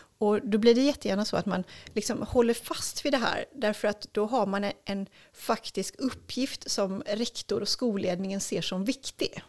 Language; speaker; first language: Swedish; native; Swedish